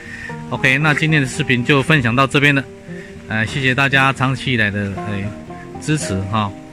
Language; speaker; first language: Chinese; native; Chinese